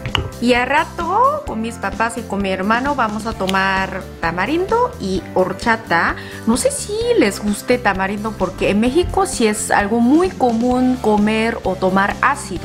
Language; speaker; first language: Spanish; non-native, fluent; Korean